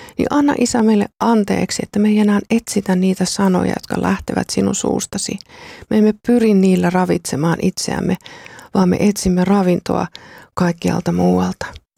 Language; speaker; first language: Finnish; native; Finnish